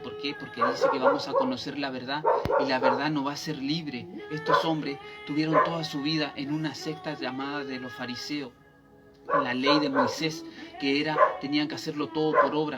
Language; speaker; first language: Spanish; native; Spanish